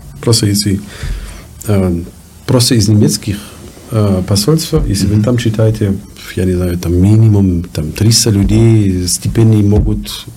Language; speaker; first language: Russian; non-native, learner; German